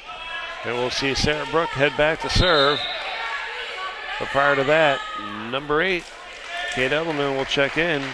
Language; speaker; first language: English; native; English